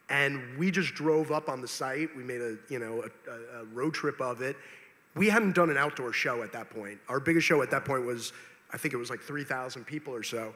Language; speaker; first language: English; native; English